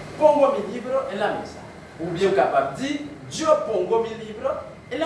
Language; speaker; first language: Spanish; non-native, learner; Haitian Creole